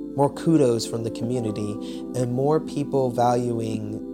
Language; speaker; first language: English; native; English